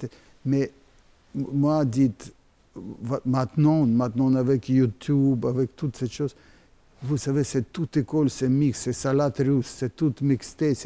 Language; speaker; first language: French; non-native, learner; Russian